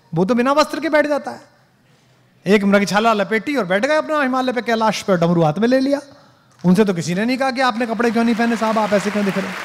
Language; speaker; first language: Hindi; native; Hindi